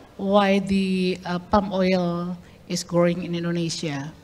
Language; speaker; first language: English; non-native, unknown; Indonesian